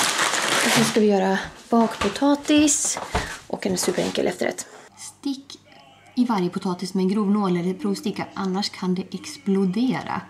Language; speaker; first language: Swedish; native; Swedish